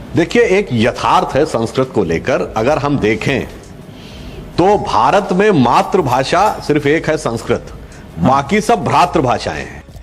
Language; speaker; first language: Hindi; native; Hindi